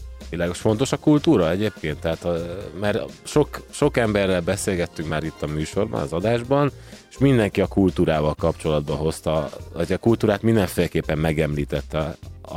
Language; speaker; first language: Hungarian; native; Hungarian